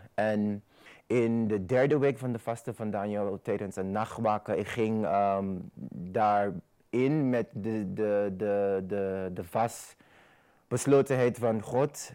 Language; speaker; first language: Dutch; non-native, fluent; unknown